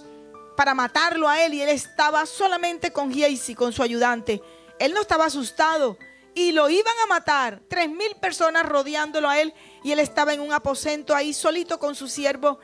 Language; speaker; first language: Spanish; native; Spanish